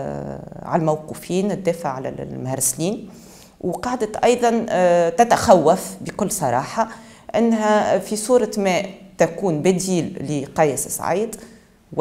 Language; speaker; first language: Arabic; native; Arabic